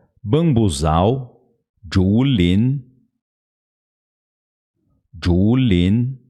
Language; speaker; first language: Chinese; non-native, fluent; Portuguese